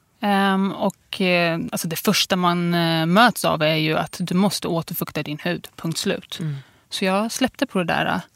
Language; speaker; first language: Swedish; early bilingual, other home language; Kurdish